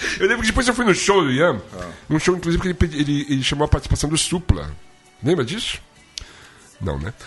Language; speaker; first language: Portuguese; native; Portuguese